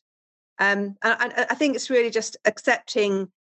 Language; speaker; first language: English; native; English